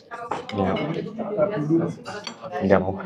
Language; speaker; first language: Indonesian; non-native, learner; German